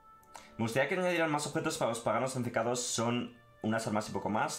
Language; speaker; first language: Spanish; native; Spanish